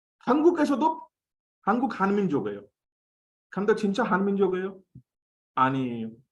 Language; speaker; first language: Korean; non-native, fluent; Hindi